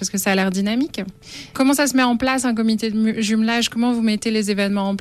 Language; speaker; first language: French; native; French